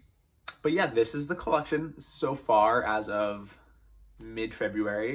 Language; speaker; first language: English; native; English